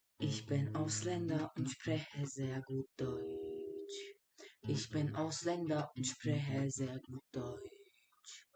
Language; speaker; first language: German; early bilingual, other home language; Turkish